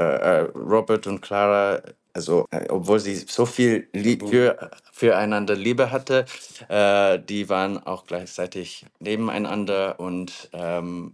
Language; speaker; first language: German; non-native, learner; English